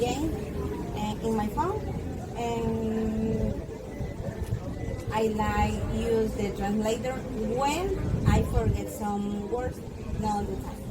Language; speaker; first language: English; non-native, learner; Spanish